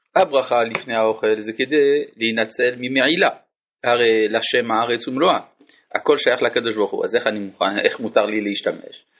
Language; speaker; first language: Hebrew; non-native, fluent; French